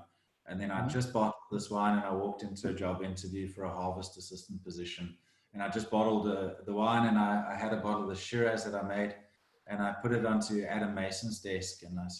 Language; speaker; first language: English; native; English